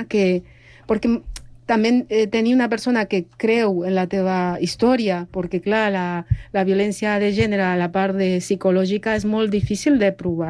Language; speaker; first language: Catalan; non-native, fluent; Spanish